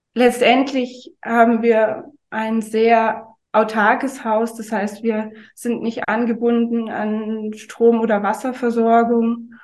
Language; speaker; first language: German; native; German